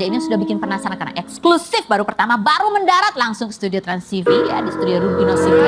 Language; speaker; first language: Indonesian; native; Indonesian